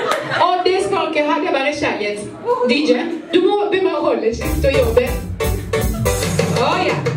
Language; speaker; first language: Norwegian; non-native, fluent; Lingala